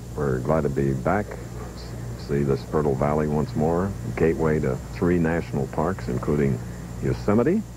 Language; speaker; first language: English; native; English